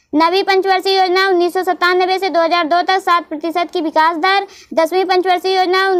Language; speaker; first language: Hindi; native; Hindi